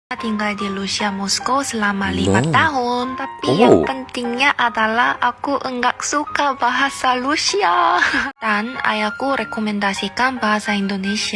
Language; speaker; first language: Indonesian; non-native, fluent; Korean